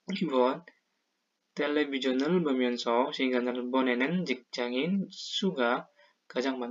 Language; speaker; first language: Korean; non-native, fluent; Indonesian